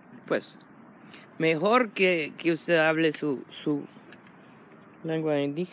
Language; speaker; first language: Spanish; non-native, fluent; English